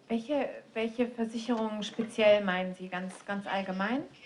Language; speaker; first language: German; native; German